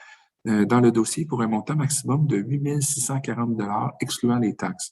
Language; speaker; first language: French; native; French